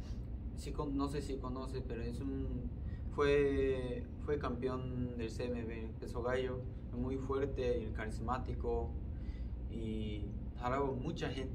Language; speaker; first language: Spanish; non-native, fluent; Japanese